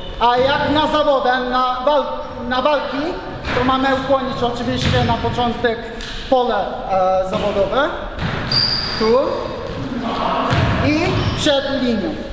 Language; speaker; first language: Polish; non-native, learner; Japanese